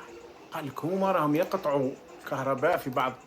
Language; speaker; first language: Arabic; native; Arabic